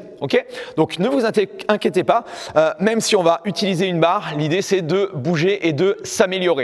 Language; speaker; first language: French; native; French